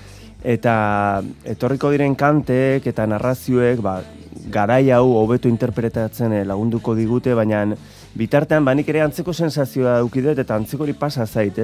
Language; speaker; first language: Basque; native; Basque